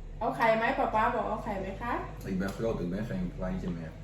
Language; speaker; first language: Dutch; non-native, learner; Thai